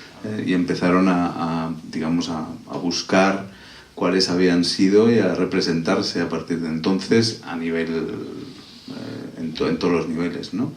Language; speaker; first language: Spanish; native; Spanish